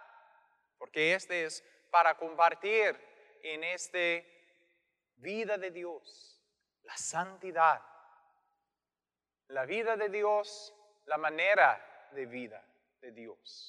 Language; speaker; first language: Spanish; non-native, fluent; English